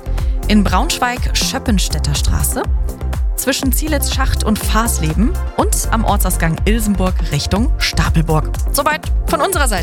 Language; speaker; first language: German; native; German